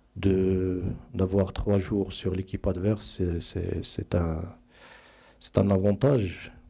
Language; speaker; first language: French; non-native, local second language; Arabic